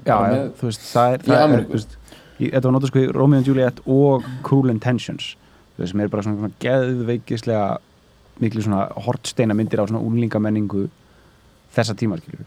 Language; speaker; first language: Icelandic; native; Icelandic